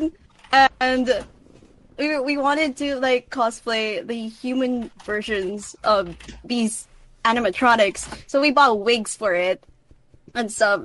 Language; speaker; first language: English; non-native, local second language; Filipino